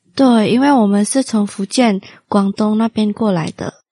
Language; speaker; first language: Chinese; non-native, fluent; Min Nan Chinese